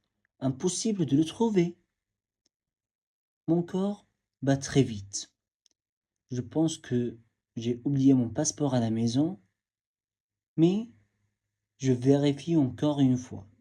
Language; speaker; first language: French; non-native, fluent; Arabic